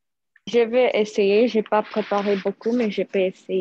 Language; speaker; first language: French; non-native, learner; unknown